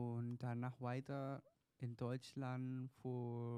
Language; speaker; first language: German; non-native, learner; Chinese